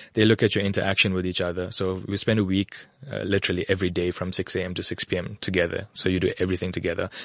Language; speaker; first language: English; native; English